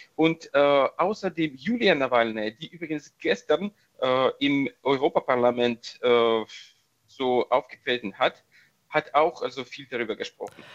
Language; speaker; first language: German; non-native, fluent; Russian